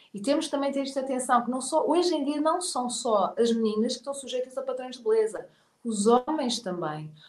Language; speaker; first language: Portuguese; native; Portuguese